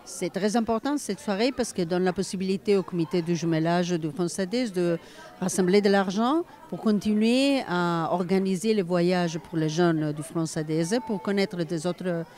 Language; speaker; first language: French; non-native, fluent; Italian